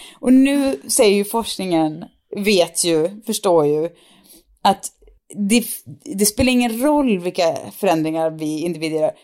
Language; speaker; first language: Swedish; native; Swedish